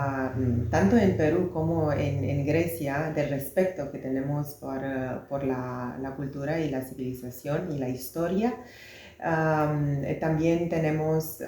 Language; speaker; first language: Spanish; non-native, fluent; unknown